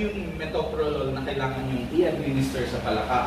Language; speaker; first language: Filipino; non-native, local second language; Bikol